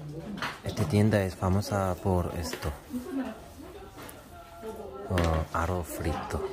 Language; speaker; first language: Spanish; non-native, fluent; Korean